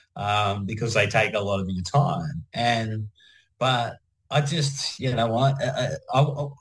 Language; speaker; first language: English; native; English